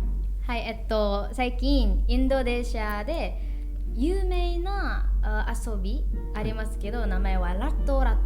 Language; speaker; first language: Japanese; non-native, learner; Indonesian